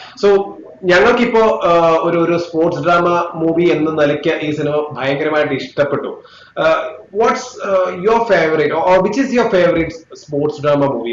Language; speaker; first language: Malayalam; native; Malayalam